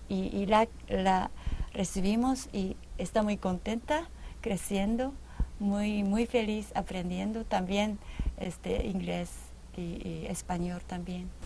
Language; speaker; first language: Spanish; non-native, fluent; Japanese